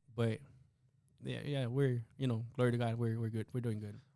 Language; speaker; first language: English; early bilingual, other home language; Spanish